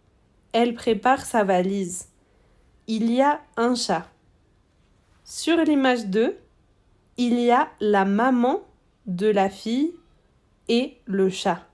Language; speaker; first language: French; non-native, fluent; Spanish